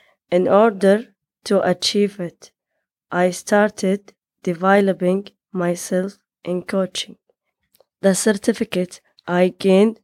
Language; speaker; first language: English; non-native, learner; Arabic